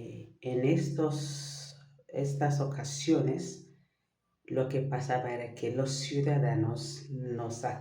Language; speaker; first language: Spanish; non-native, fluent; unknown